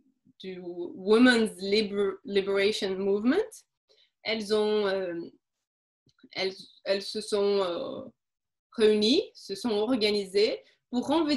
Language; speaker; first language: French; non-native, fluent; Portuguese